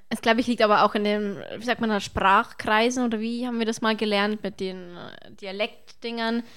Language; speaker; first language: German; native; German